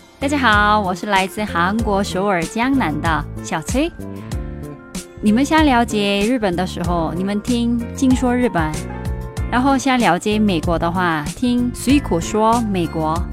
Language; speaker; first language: Chinese; non-native, fluent; Korean